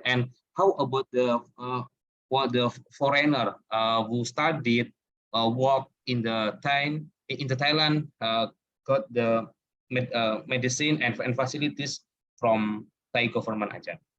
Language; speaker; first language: English; non-native, learner; Indonesian